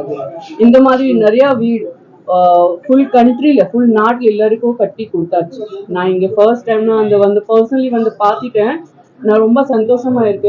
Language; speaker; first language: Tamil; non-native, fluent; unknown